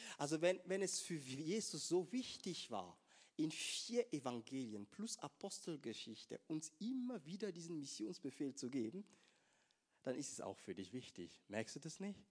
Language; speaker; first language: German; non-native, fluent; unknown